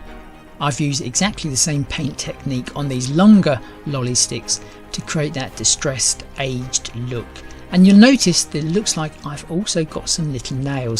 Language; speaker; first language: English; native; English